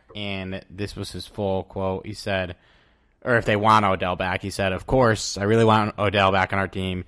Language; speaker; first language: English; native; English